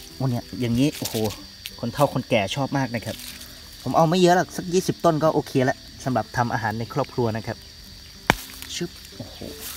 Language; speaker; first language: Thai; native; Thai